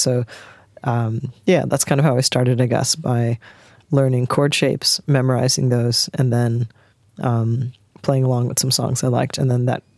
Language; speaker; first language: English; native; English